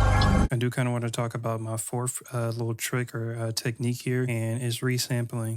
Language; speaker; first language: English; native; English